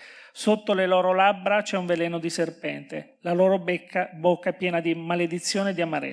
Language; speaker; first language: Italian; native; Italian